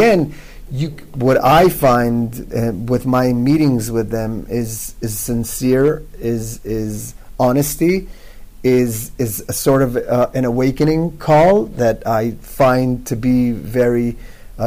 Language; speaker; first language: English; non-native, fluent; Hebrew